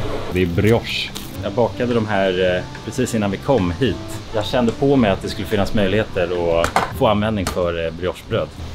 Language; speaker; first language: Swedish; native; Swedish